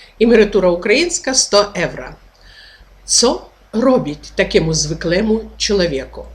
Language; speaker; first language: Polish; non-native, learner; Ukrainian